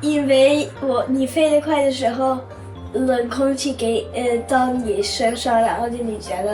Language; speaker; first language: Chinese; early bilingual, heritage; Chinese